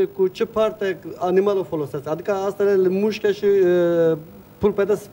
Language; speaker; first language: Romanian; non-native, learner; Turkish